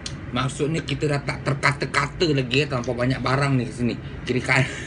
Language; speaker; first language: English; non-native, local second language; Malay